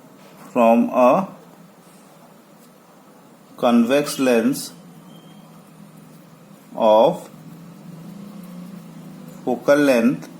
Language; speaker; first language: English; non-native, local second language; Hindi